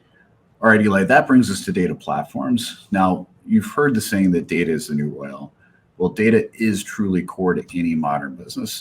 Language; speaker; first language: English; native; English